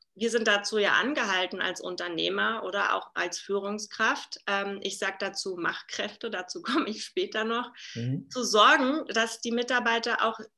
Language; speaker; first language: German; native; German